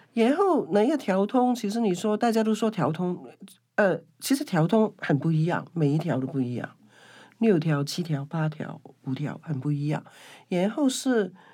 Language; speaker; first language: Chinese; non-native, local second language; Cantonese